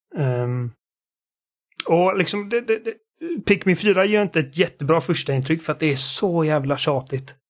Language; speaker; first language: Swedish; early bilingual, other home language; German